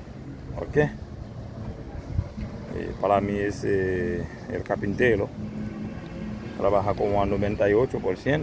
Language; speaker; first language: Spanish; non-native, learner; Haitian Creole